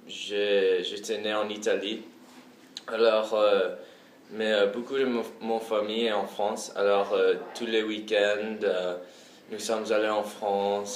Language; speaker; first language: French; early bilingual, heritage; French